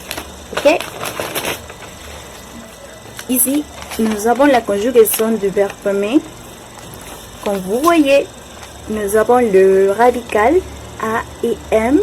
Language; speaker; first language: French; non-native, learner; Spanish